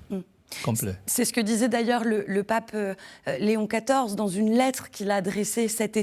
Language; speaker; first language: French; native; French